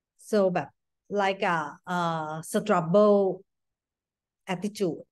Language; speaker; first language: English; non-native, learner; Thai